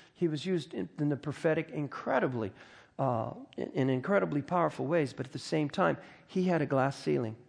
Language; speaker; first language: English; native; English